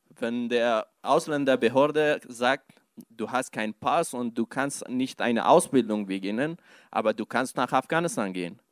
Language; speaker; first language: German; non-native, learner; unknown